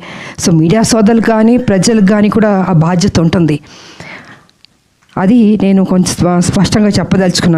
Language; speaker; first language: Telugu; native; Telugu